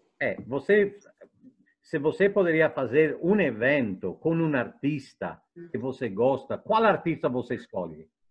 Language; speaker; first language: Portuguese; non-native, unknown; Italian